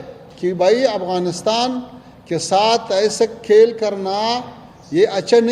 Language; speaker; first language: Hindi; non-native, fluent; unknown